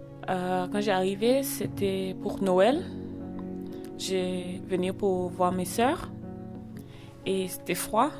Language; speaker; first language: French; non-native, learner; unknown